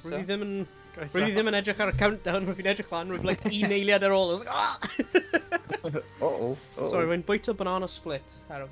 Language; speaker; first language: Welsh; native; Welsh